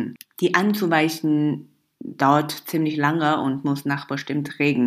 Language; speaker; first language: German; non-native, fluent; Chinese